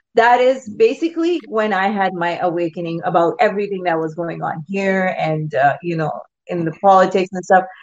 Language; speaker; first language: English; non-native, local second language; Urdu